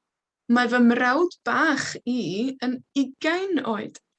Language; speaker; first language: Welsh; non-native, fluent; Spanish